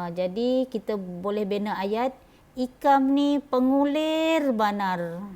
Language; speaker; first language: Malay; non-native, local second language; Banjar